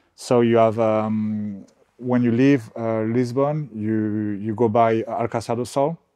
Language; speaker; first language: English; non-native, fluent; French